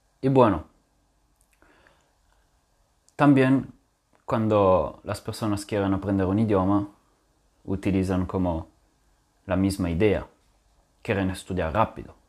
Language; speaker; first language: Spanish; non-native, fluent; French